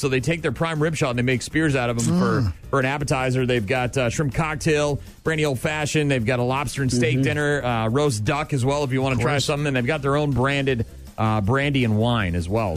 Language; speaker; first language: English; native; English